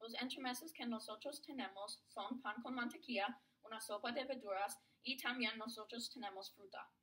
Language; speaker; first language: Spanish; non-native, learner; English